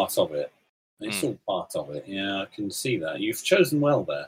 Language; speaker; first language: English; native; English